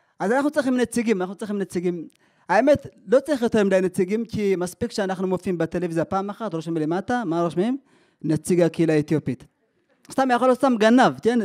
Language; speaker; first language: Hebrew; early bilingual, other home language; Amharic